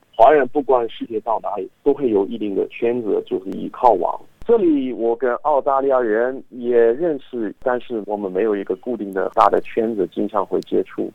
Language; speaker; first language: Chinese; non-native, fluent; English